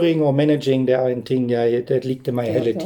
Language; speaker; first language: Norwegian; non-native, fluent; German